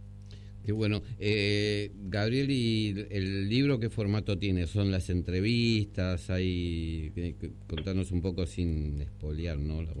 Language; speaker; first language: Spanish; native; Spanish